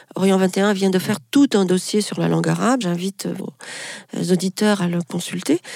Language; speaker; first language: French; non-native, local second language; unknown